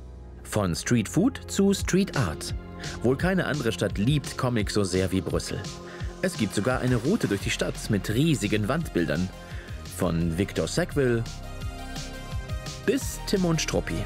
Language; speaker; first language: German; native; German